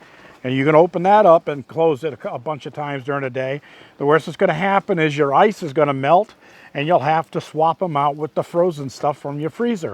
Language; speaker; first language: English; native; English